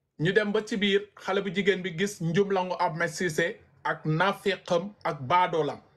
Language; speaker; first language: Wolof; non-native, local second language; Fula